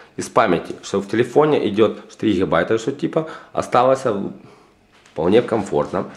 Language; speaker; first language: Russian; native; Russian